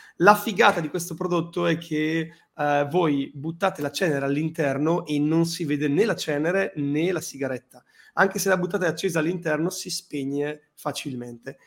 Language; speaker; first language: Italian; native; Italian